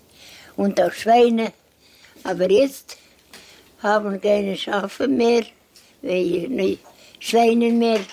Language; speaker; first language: German; non-native, learner; Estonian